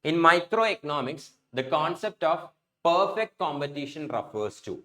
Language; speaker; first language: English; non-native, local second language; Malayalam